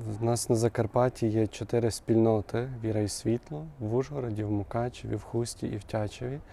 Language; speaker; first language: Ukrainian; native; Ukrainian